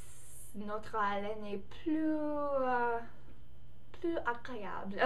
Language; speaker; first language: French; non-native, learner; English